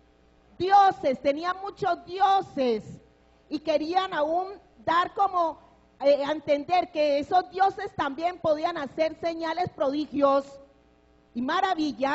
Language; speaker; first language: Spanish; native; Spanish